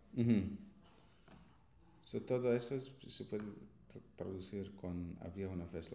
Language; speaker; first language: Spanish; non-native, fluent; English